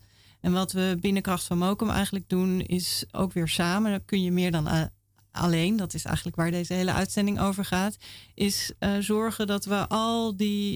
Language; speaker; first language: Dutch; native; Dutch